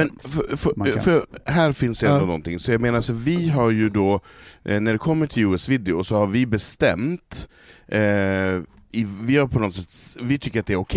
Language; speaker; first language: Swedish; native; Swedish